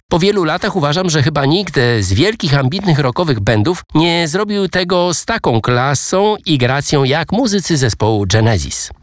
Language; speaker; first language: Polish; native; Polish